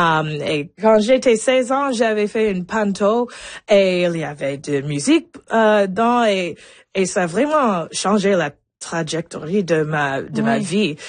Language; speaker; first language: French; non-native, local second language; English